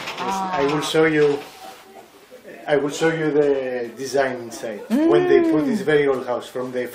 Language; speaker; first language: English; non-native, learner; Greek